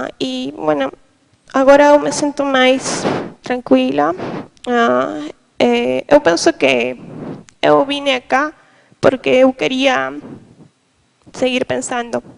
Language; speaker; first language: Portuguese; non-native, learner; Spanish